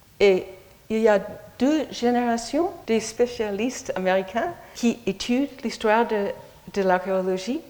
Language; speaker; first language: French; non-native, fluent; English